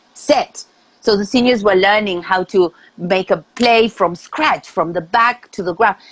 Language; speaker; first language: English; non-native, fluent; Spanish